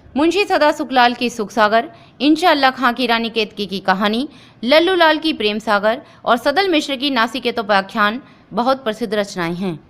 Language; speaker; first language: Hindi; native; Hindi